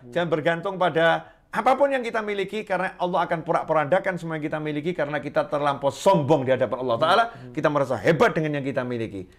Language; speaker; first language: Indonesian; native; Indonesian